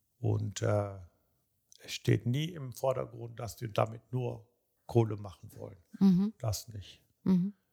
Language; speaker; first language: German; early bilingual, other home language; Turkish